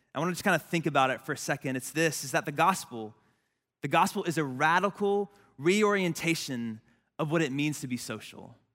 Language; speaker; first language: English; native; English